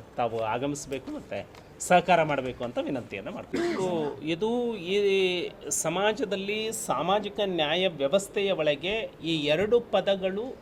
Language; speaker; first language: Kannada; non-native, local second language; Lambadi